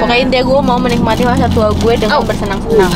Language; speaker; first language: Indonesian; native; Indonesian